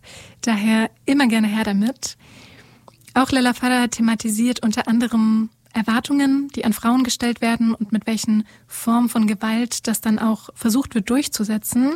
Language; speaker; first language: German; native; German